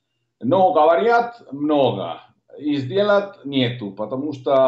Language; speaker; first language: Russian; non-native, learner; Italian